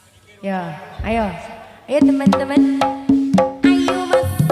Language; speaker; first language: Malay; non-native, local second language; Javanese